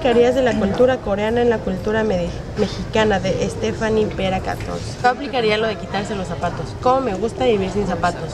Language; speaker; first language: Spanish; native; Spanish